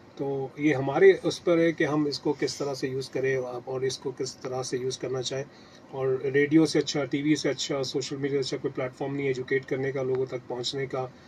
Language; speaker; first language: Urdu; native; Urdu